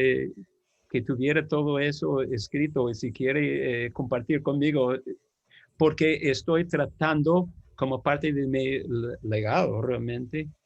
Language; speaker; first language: Spanish; non-native, fluent; English